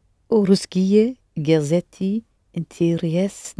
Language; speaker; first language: Russian; non-native, learner; English